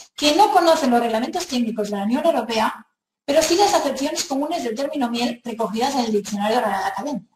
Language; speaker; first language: Spanish; non-native, local second language; Catalan